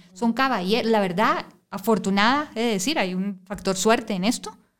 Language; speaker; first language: Spanish; native; Spanish